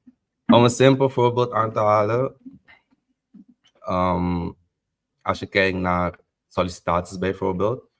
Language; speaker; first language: Dutch; native; Dutch